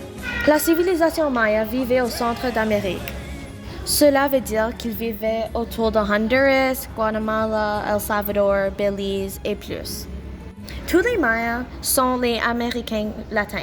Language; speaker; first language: French; non-native, local second language; English